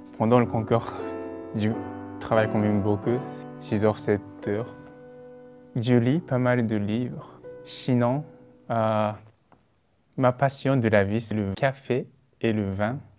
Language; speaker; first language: French; non-native, fluent; Japanese